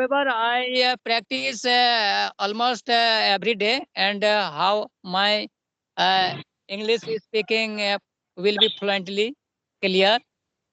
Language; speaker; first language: English; non-native, learner; Hindi